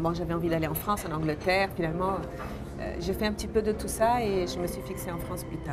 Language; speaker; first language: French; non-native, fluent; Portuguese